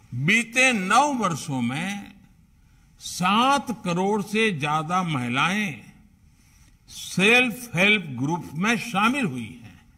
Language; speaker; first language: Hindi; non-native, local second language; Gujarati